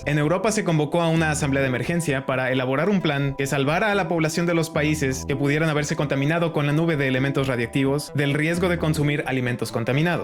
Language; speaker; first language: Spanish; native; Spanish